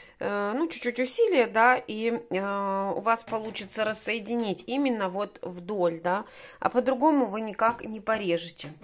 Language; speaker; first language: Russian; native; Russian